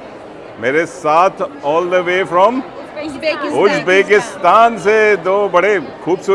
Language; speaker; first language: Hindi; native; Hindi